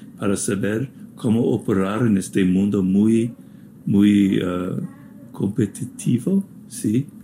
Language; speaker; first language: Spanish; non-native, fluent; English